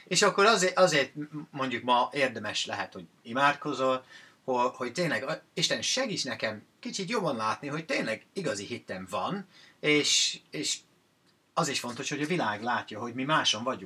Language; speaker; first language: Hungarian; non-native, fluent; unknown